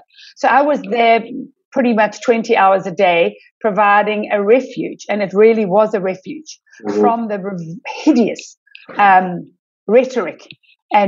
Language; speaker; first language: English; native; English